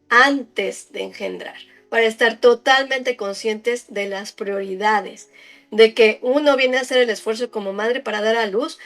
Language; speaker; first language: Spanish; native; Spanish